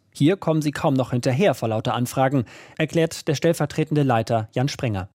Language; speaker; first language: German; native; German